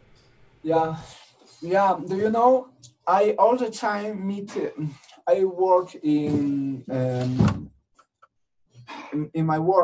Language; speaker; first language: English; non-native, learner; Spanish